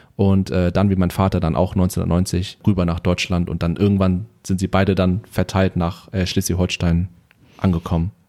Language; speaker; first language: German; native; German